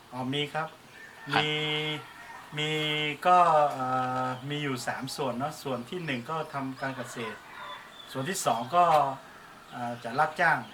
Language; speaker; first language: Thai; non-native, local second language; Hmong